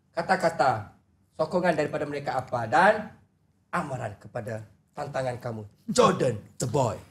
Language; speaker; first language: Malay; native; Malay